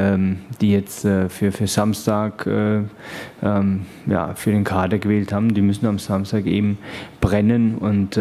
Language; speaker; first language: German; native; German